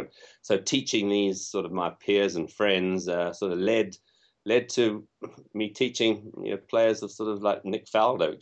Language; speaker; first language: English; native; English